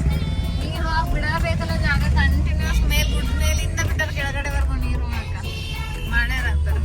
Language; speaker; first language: Kannada; native; Kannada